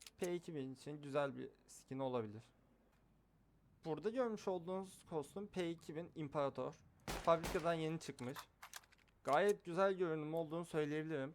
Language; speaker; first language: Turkish; native; Turkish